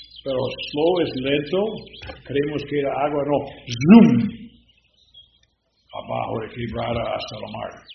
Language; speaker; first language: Spanish; non-native, learner; English